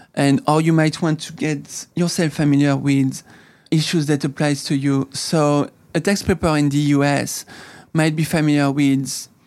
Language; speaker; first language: English; native; English